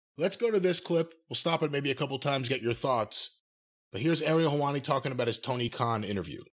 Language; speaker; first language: English; native; English